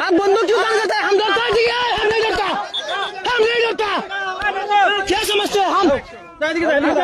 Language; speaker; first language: Hindi; non-native, learner; Bangla